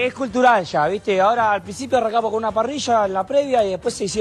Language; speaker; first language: Spanish; native; Spanish